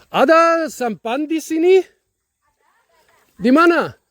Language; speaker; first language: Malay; non-native, learner; German